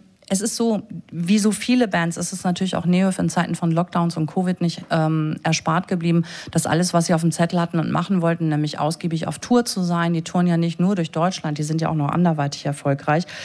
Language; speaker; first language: German; native; German